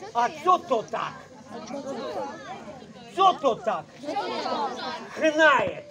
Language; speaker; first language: Russian; non-native, learner; Polish